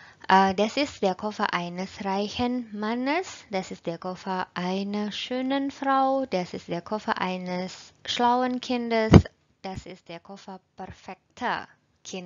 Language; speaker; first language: German; non-native, fluent; Indonesian